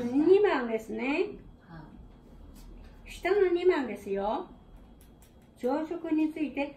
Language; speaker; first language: Japanese; non-native, fluent; Chinese